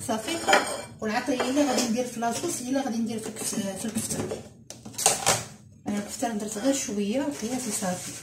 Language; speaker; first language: Arabic; native; Arabic